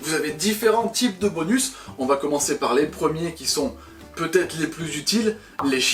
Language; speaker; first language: French; native; French